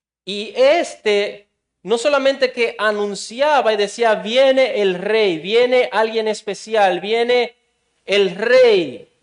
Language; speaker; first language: Spanish; native; Spanish